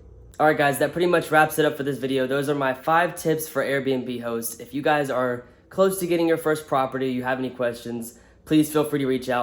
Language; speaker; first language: English; native; English